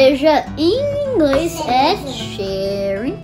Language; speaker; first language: Portuguese; early bilingual, heritage; Portuguese